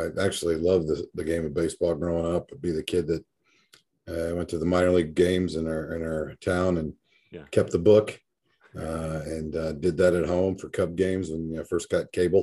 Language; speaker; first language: English; native; English